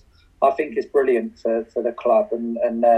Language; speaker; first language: English; native; English